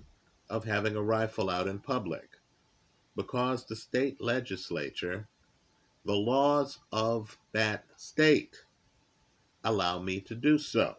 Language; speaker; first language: English; native; English